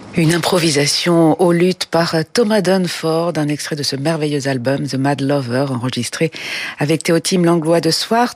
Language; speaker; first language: French; native; French